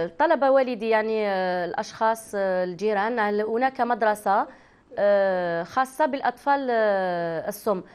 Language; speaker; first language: Arabic; native; Arabic